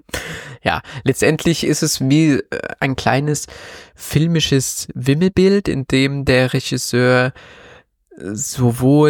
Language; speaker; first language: German; native; German